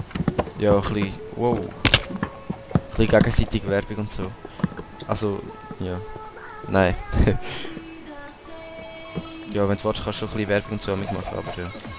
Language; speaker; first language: German; native; German